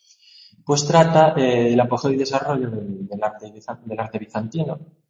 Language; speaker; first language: Spanish; native; Spanish